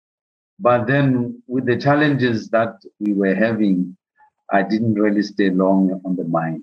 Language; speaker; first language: English; non-native, local second language; Southern Sotho